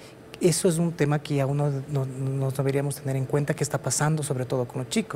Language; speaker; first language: Spanish; native; Spanish